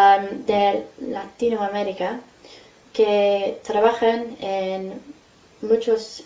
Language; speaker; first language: Spanish; non-native, fluent; English